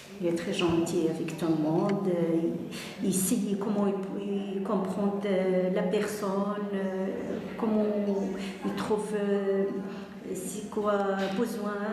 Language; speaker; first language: French; non-native, learner; Arabic